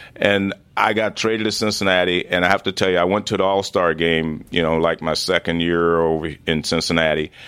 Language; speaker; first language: English; native; English